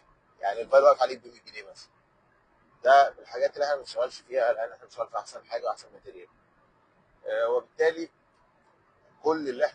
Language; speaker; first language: Arabic; native; Arabic